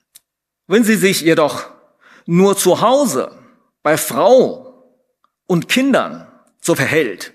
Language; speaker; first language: German; non-native, fluent; Chinese